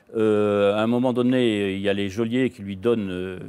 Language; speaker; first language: French; native; French